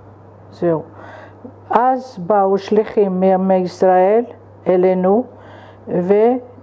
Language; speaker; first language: Hebrew; non-native, fluent; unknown